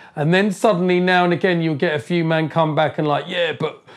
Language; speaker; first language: English; native; English